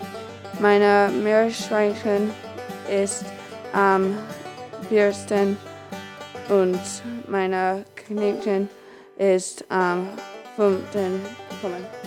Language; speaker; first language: German; non-native, learner; English